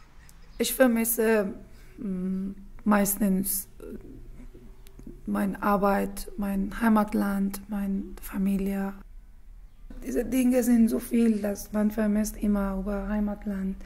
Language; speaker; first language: German; non-native, learner; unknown